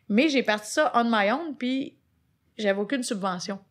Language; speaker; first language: French; native; French